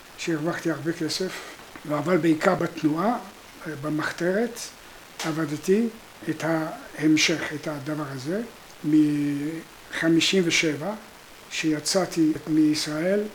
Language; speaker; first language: Hebrew; non-native, fluent; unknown